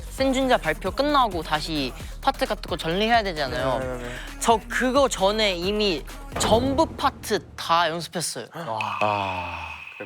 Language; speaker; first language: Korean; non-native, learner; Chinese